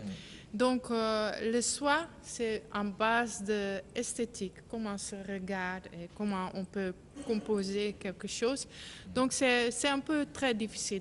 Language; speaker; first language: French; non-native, learner; Dutch